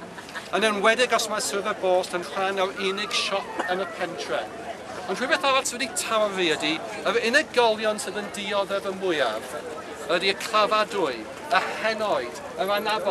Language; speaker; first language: Welsh; non-native, local second language; English